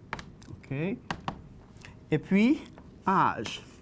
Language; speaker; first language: French; non-native, fluent; Spanish